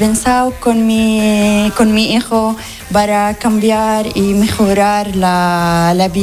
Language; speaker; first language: Spanish; non-native, learner; Arabic